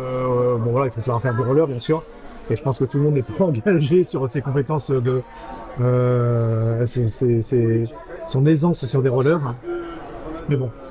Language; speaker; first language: French; native; French